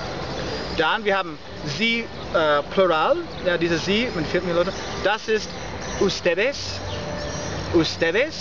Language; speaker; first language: German; non-native, learner; English